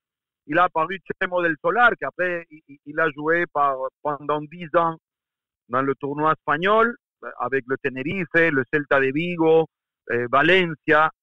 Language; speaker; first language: French; non-native, fluent; Spanish